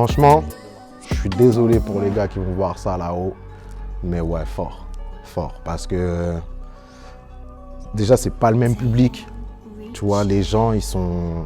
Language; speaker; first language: French; native; French